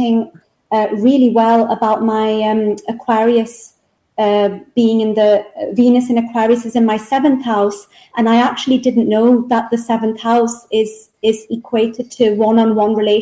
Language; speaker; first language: English; native; English